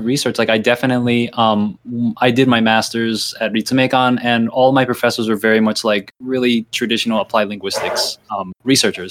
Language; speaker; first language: English; early bilingual, other home language; Thai